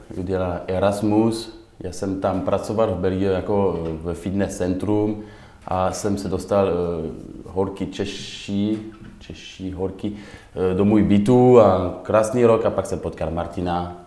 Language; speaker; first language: Czech; non-native, learner; French